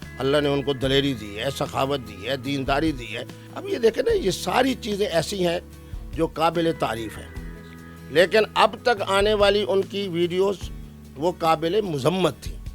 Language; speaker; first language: Urdu; non-native, local second language; Saraiki